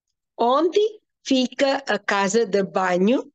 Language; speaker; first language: Portuguese; non-native, fluent; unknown